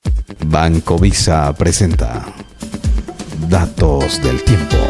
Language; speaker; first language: Spanish; native; Spanish